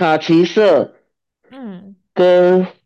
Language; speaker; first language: Chinese; non-native, learner; Japanese